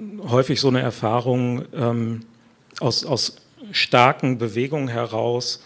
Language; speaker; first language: German; native; German